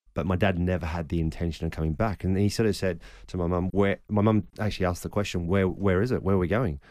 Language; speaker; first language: English; native; English